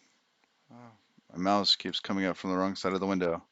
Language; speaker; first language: English; native; English